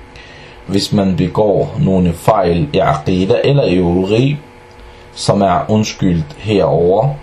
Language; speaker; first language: Danish; non-native, fluent; Arabic